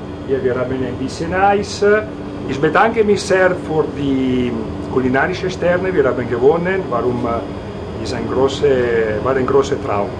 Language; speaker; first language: German; non-native, learner; Italian